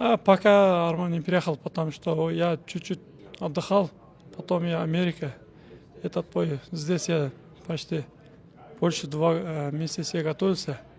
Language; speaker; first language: Russian; non-native, local second language; Kyrgyz